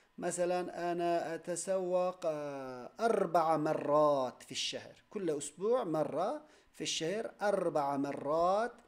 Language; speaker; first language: Arabic; non-native, fluent; Turkish